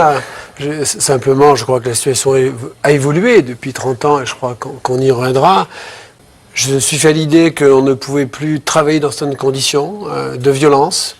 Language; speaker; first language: French; native; French